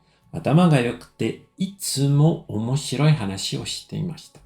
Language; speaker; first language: Japanese; non-native, fluent; French